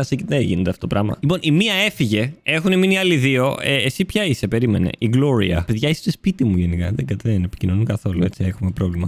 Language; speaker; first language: Greek; native; Greek